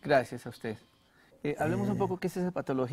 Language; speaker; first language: Spanish; native; Spanish